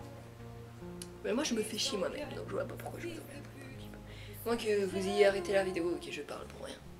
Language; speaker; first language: French; native; French